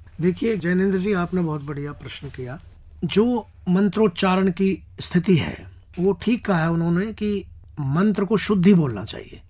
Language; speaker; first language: Hindi; native; Hindi